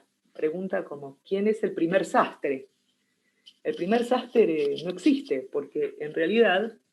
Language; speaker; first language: Spanish; native; Spanish